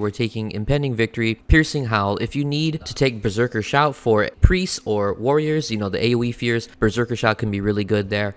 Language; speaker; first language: English; native; English